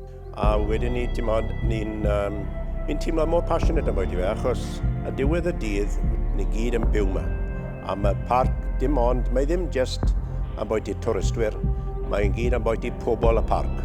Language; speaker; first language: Welsh; native; Welsh